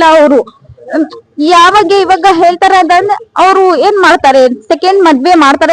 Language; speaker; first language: Kannada; non-native, local second language; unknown